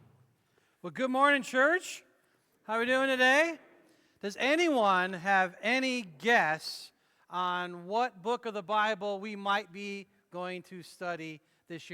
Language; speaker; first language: English; native; English